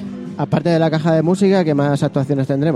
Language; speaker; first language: Spanish; native; Spanish